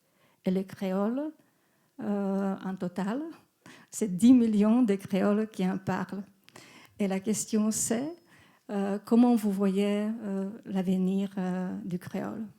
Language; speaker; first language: French; non-native, fluent; Czech